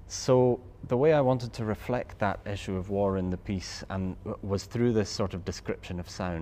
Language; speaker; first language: English; native; English